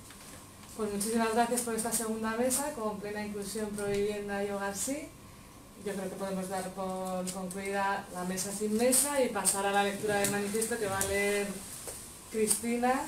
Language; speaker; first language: Spanish; native; Spanish